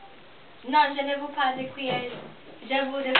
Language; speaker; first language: French; non-native, learner; English